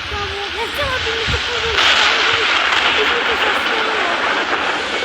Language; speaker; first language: Polish; non-native, learner; Slovak